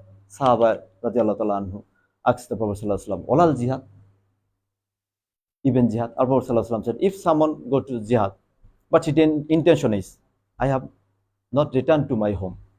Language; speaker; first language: English; non-native, local second language; Bangla